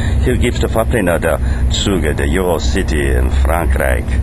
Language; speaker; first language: German; non-native, learner; English